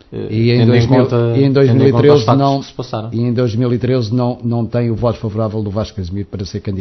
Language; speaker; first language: Portuguese; native; Portuguese